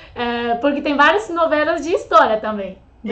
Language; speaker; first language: Portuguese; non-native, fluent; Chinese